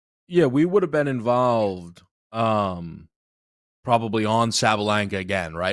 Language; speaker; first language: English; native; English